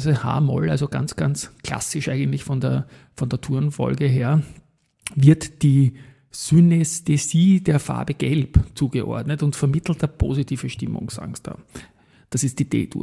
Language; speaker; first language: German; native; German